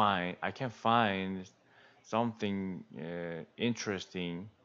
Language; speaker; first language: English; non-native, learner; Korean